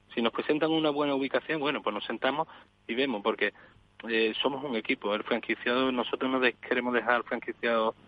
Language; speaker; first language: Spanish; native; Spanish